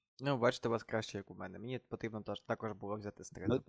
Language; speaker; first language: Ukrainian; native; Ukrainian